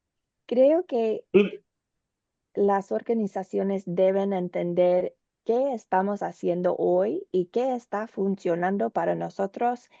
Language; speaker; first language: Spanish; non-native, learner; English